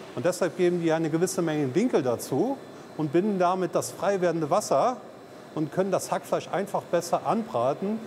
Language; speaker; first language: German; native; German